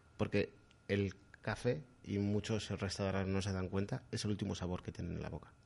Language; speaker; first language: Spanish; native; Spanish